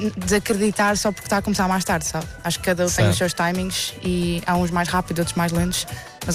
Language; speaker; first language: Portuguese; native; Portuguese